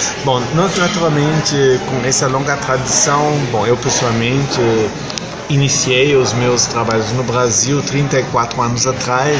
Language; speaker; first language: Portuguese; non-native, fluent; German